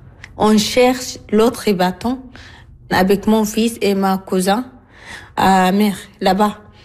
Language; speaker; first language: French; non-native, learner; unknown